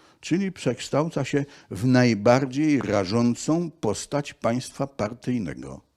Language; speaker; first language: Polish; native; Polish